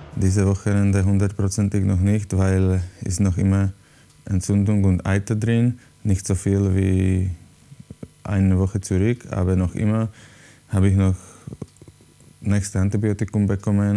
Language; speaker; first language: German; non-native, learner; Slovak